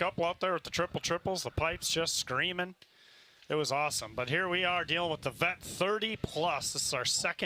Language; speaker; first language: English; native; English